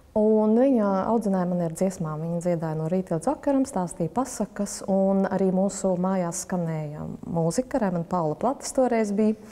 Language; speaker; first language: Latvian; native; Latvian